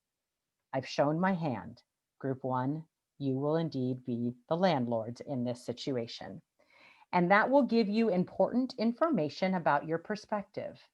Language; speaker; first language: English; native; English